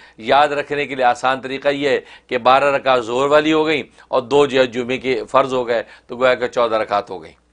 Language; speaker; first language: Urdu; native; Urdu